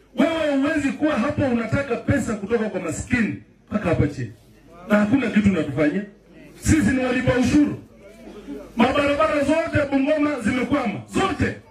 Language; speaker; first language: Swahili; native; Swahili